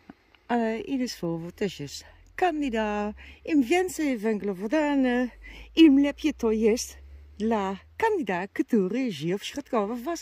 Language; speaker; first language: Polish; non-native, learner; Dutch